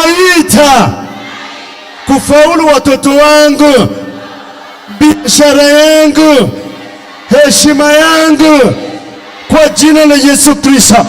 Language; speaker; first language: Swahili; native; Swahili